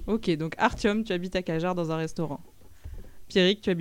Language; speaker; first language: French; native; French